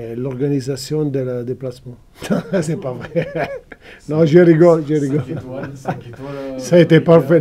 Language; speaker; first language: French; non-native, fluent; Italian